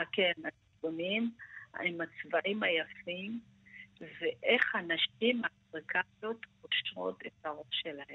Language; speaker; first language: Hebrew; non-native, fluent; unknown